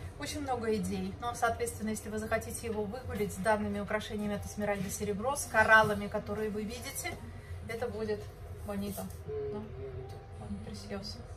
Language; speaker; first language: Russian; native; Russian